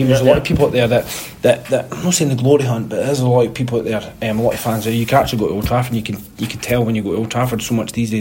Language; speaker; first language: English; native; English